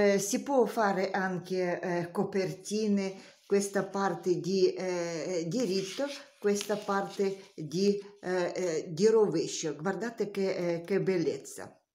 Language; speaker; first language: Italian; non-native, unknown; Russian